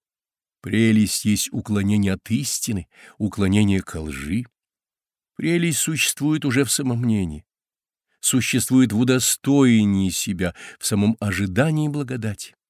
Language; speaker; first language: Russian; native; Russian